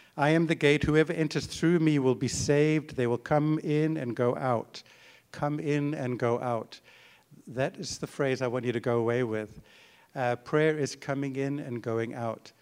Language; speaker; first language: English; native; English